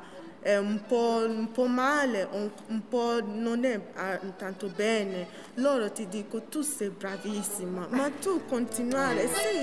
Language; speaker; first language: Italian; non-native, learner; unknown